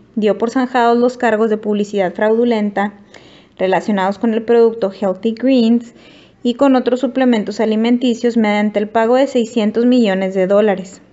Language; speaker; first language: Spanish; native; Spanish